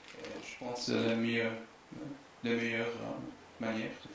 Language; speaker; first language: French; non-native, fluent; Dutch